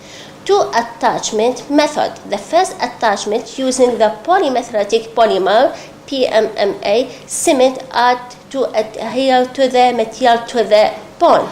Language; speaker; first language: English; non-native, local second language; Arabic